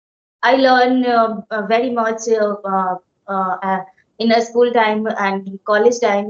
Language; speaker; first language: English; non-native, learner; Hindi